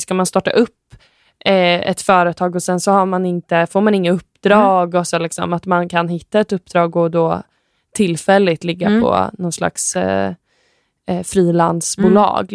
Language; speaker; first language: Swedish; native; Swedish